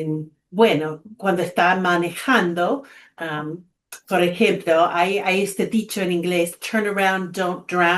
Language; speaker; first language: Spanish; non-native, fluent; English